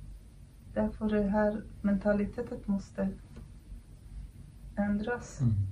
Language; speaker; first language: Swedish; non-native, fluent; Kurdish